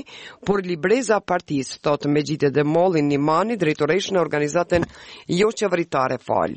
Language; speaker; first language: Albanian; native; Albanian